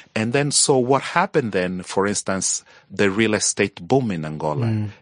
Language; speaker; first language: English; non-native, fluent; Portuguese